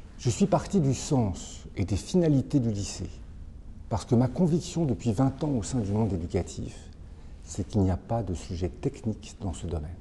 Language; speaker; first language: French; native; French